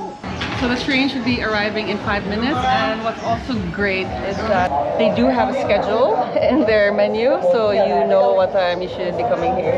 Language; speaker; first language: English; non-native, local second language; Filipino